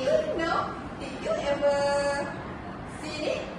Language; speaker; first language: English; non-native, learner; Malay